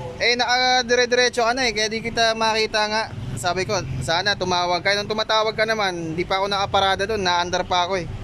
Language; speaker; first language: Filipino; native; Filipino